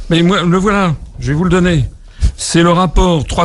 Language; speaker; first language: French; native; French